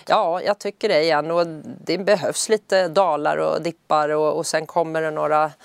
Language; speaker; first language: Swedish; native; Swedish